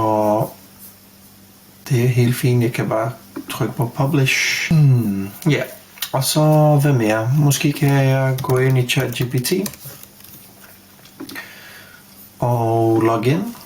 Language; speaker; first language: Danish; non-native, fluent; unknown